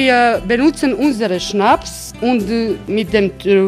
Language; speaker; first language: German; non-native, learner; Croatian